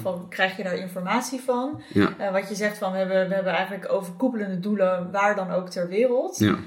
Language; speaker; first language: Dutch; native; Dutch